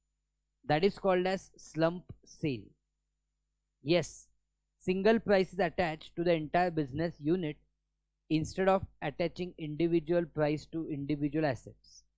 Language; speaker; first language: English; non-native, local second language; Hindi